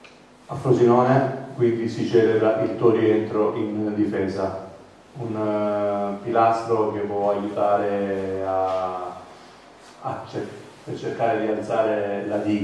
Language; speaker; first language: Italian; native; Italian